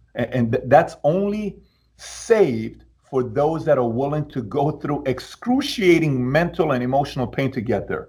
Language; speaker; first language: English; early bilingual, other home language; Persian